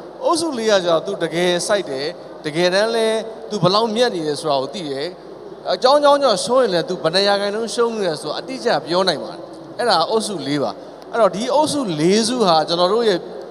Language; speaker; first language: Burmese; native; Burmese